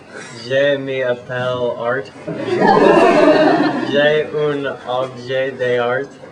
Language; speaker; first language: French; non-native, learner; English